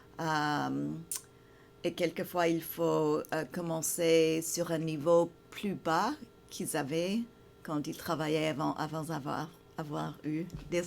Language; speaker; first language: French; non-native, fluent; English